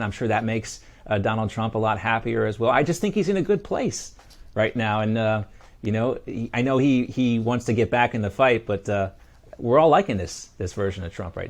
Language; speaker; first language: English; native; English